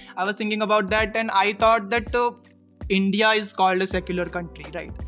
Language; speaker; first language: English; non-native, local second language; Hindi